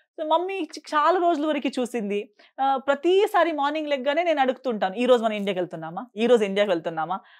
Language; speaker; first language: Telugu; non-native, fluent; Konkani